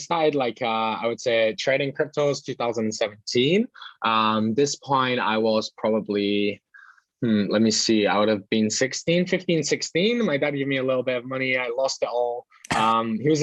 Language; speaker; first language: English; native; English